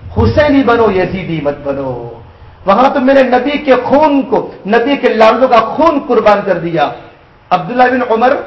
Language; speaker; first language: Urdu; non-native, local second language; Gujarati